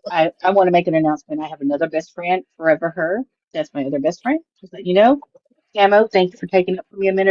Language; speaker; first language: English; native; English